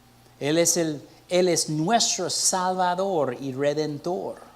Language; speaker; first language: Spanish; non-native, fluent; English